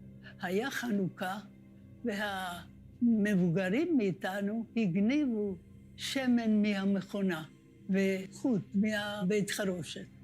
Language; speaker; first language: Hebrew; non-native, fluent; Hungarian